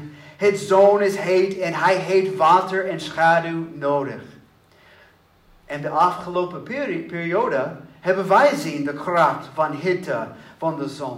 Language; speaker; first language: Dutch; non-native, learner; English